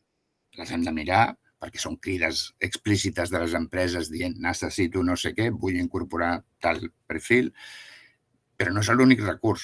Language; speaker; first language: Catalan; native; Catalan